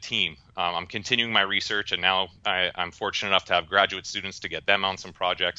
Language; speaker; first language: English; native; English